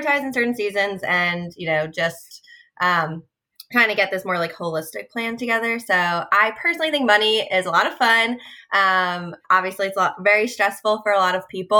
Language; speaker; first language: English; native; English